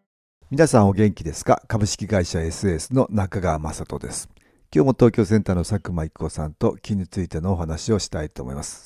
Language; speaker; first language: Japanese; native; Japanese